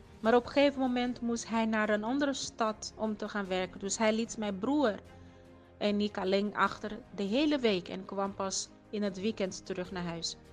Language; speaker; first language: Dutch; non-native, fluent; Portuguese